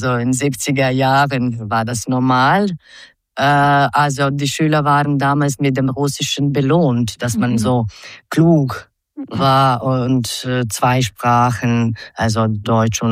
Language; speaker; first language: German; non-native, fluent; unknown